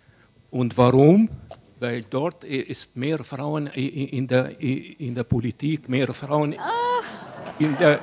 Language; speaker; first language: German; non-native, learner; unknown